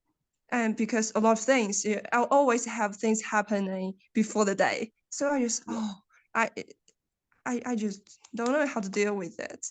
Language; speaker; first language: English; non-native, learner; Chinese